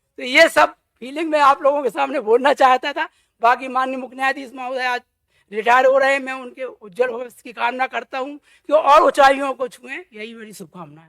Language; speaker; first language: Hindi; native; Hindi